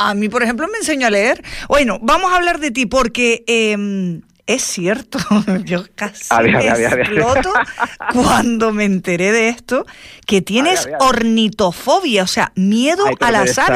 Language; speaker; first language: Spanish; native; Spanish